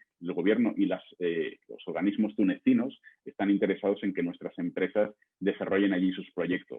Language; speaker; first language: Spanish; native; Spanish